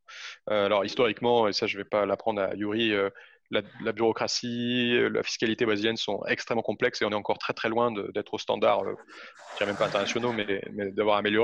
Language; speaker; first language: French; native; French